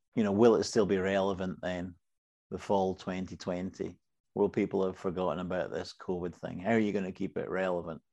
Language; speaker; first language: English; native; English